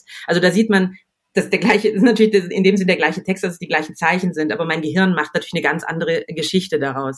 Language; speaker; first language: German; native; German